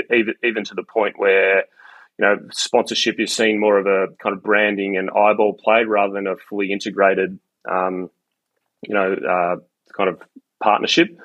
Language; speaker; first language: English; native; English